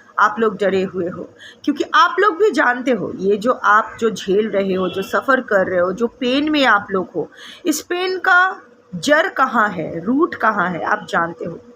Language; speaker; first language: Hindi; non-native, local second language; Bangla